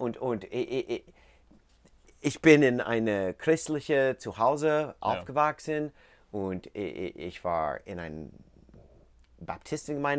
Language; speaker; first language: German; non-native, learner; English